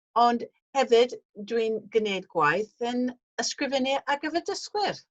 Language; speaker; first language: Welsh; non-native, fluent; English